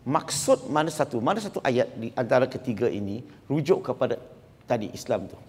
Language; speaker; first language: Malay; non-native, local second language; Chinese